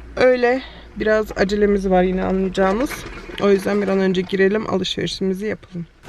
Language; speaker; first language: Turkish; early bilingual, heritage; Turkish